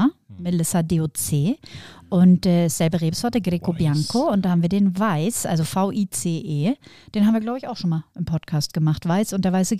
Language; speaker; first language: German; native; German